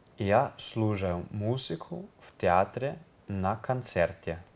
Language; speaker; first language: Russian; non-native, learner; Italian